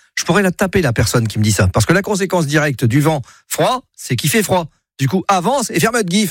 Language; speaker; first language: French; native; French